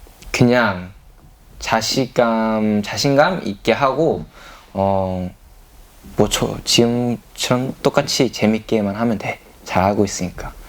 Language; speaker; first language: Korean; early bilingual, heritage; English